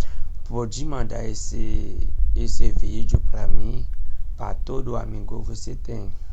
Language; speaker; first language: Portuguese; non-native, learner; Haitian Creole